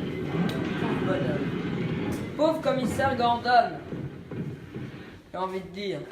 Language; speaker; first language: French; native; French